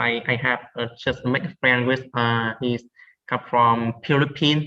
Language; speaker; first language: English; non-native, learner; Vietnamese